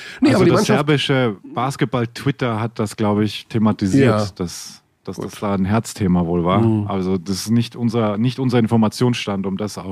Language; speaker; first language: German; native; German